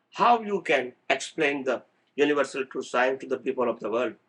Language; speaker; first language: English; non-native, local second language; Gujarati